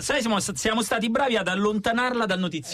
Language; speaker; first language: Italian; native; Italian